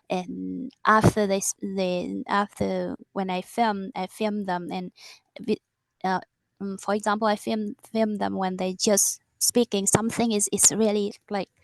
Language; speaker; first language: English; non-native, learner; Vietnamese